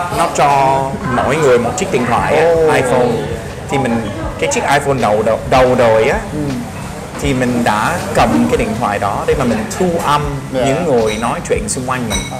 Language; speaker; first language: Vietnamese; non-native, fluent; English